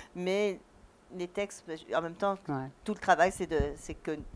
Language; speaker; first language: French; native; French